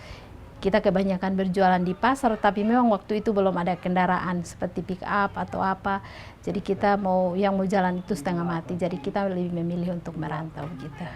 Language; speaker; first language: Indonesian; non-native, local second language; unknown